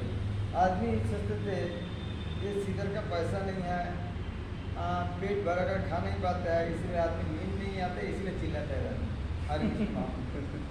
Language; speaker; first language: Hindi; non-native, local second language; Bangla